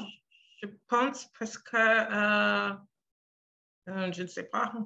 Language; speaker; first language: French; non-native, learner; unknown